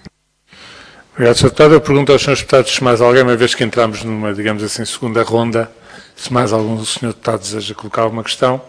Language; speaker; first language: Portuguese; native; Portuguese